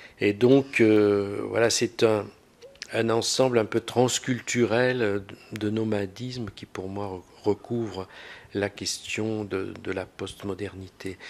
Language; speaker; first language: French; native; French